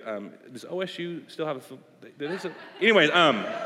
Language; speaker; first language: English; native; English